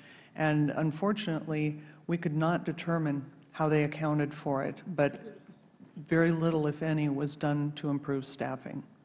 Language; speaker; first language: English; native; English